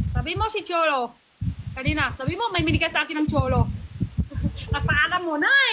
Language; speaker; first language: Filipino; non-native, learner; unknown